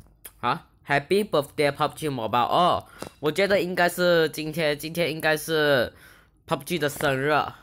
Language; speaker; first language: Chinese; early bilingual, heritage; Chinese